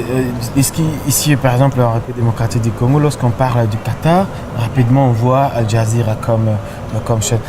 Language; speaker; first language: French; non-native, local second language; Lingala